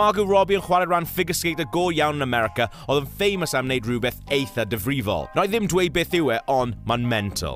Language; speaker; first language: Welsh; native; Welsh